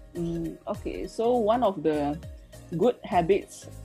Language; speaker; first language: English; non-native, local second language; Chinese